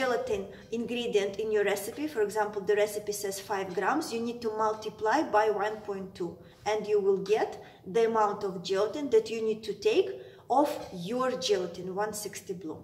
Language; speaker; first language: English; non-native, fluent; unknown